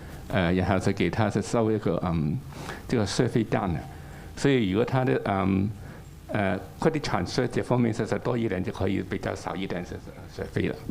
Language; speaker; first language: Chinese; non-native, local second language; Cantonese